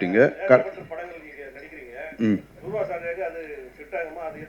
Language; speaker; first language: Tamil; native; Tamil